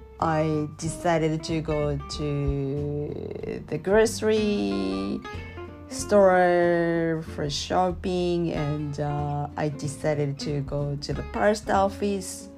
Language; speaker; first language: English; non-native, learner; Japanese